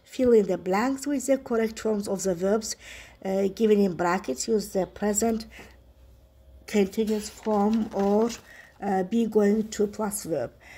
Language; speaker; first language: English; non-native, fluent; Azerbaijani